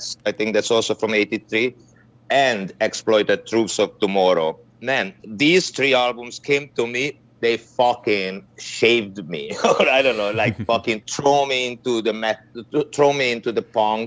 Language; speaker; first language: English; non-native, fluent; Hungarian